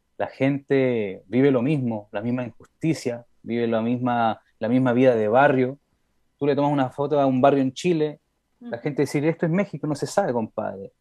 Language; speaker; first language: Spanish; early bilingual, heritage; Spanish